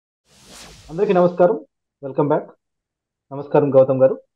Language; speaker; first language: Telugu; native; Telugu